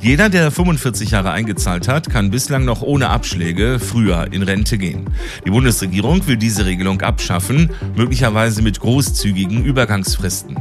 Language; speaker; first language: German; native; German